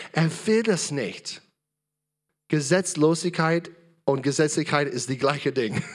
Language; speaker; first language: German; non-native, learner; English